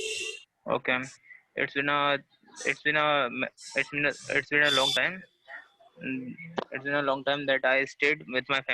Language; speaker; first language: English; non-native, learner; Hindi